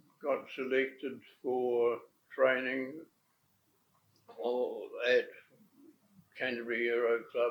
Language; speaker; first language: English; native; English